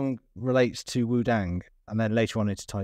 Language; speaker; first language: English; native; English